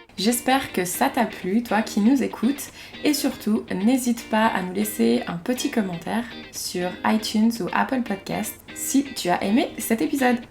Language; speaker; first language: French; native; French